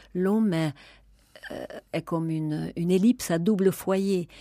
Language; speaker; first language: French; non-native, fluent; Hungarian